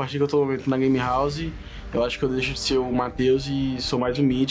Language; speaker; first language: Portuguese; native; Portuguese